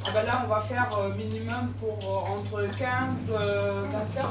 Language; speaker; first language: French; non-native, fluent; Portuguese